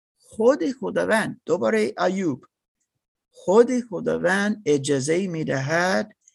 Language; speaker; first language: Persian; non-native, learner; English